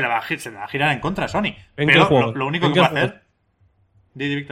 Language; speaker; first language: Spanish; native; Spanish